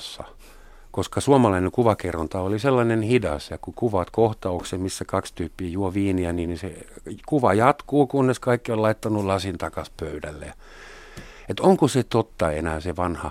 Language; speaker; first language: Finnish; non-native, fluent; German